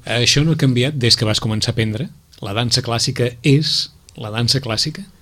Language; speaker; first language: Catalan; native; Catalan